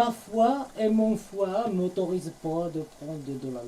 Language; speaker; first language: French; native; French